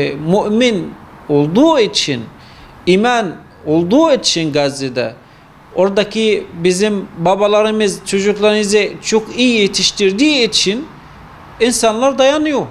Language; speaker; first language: Turkish; non-native, fluent; Arabic